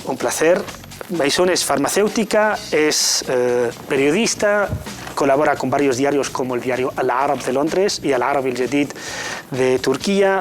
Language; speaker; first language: Spanish; native; Spanish